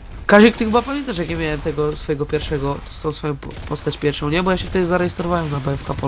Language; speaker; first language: Polish; native; Polish